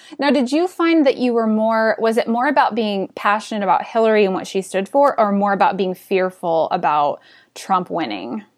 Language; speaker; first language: English; native; English